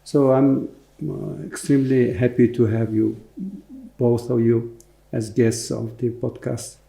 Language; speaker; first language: English; non-native, fluent; Mongolian